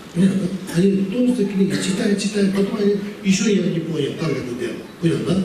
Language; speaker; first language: Russian; non-native, learner; Tibetan